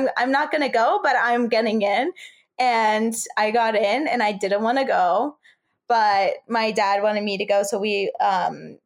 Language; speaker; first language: English; non-native, fluent; Turkish